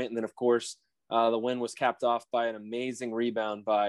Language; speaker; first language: English; native; English